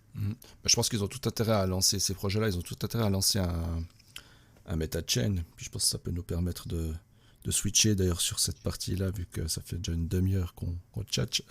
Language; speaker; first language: French; native; French